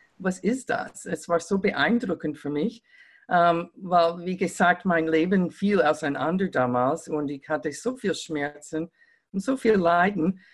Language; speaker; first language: German; non-native, fluent; English